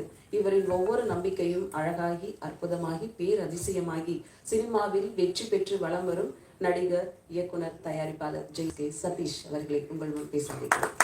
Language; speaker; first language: Tamil; native; Tamil